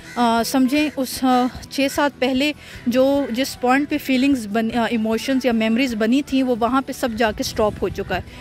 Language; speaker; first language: Urdu; native; Urdu